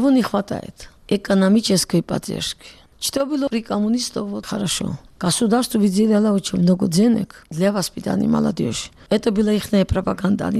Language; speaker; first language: Russian; non-native, local second language; Georgian